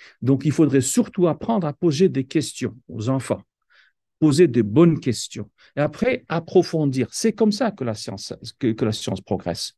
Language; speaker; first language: French; non-native, local second language; Kabyle